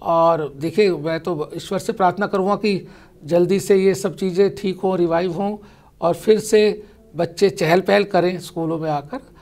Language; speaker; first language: Hindi; native; Hindi